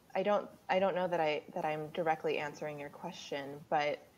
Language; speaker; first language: English; native; English